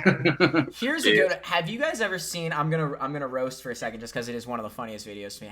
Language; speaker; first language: English; native; English